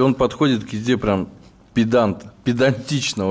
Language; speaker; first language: Russian; native; Russian